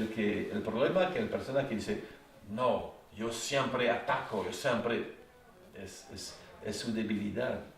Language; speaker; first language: Spanish; non-native, fluent; French